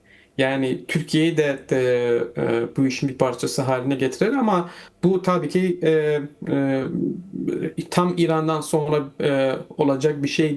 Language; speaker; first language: Turkish; non-native, fluent; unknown